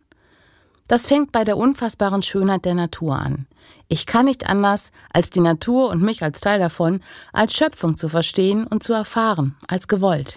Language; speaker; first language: German; native; German